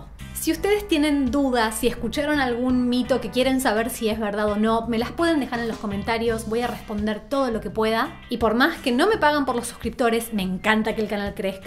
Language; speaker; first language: Spanish; native; Spanish